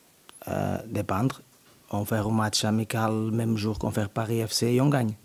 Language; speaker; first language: French; non-native, learner; Portuguese